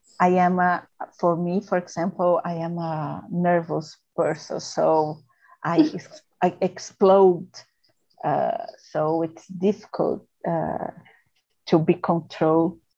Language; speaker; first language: English; non-native, learner; Portuguese